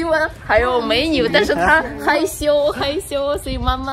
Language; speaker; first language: Chinese; non-native, fluent; Ukrainian